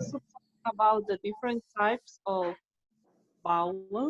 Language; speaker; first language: English; non-native, fluent; Spanish